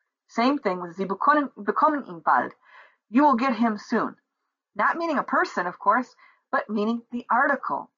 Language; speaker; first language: English; native; English